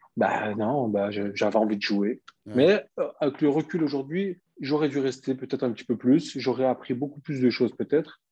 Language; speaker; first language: French; early bilingual, other home language; Turkish